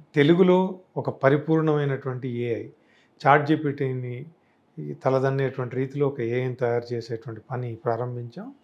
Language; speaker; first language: Telugu; native; Telugu